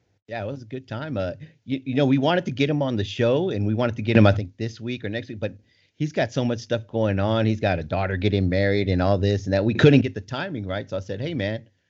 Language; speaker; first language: English; native; English